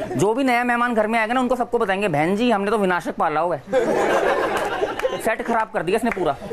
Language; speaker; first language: Hindi; native; Hindi